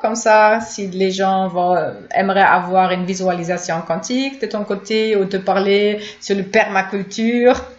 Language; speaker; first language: French; non-native, fluent; German